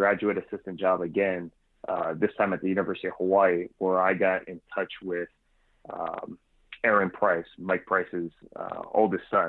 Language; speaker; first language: English; native; English